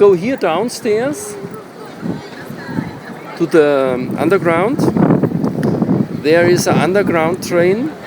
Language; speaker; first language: English; non-native, learner; German